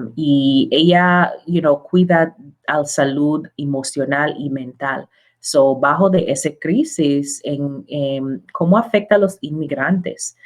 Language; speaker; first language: Spanish; non-native, learner; English